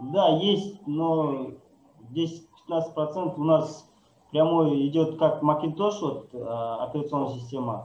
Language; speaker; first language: Russian; non-native, local second language; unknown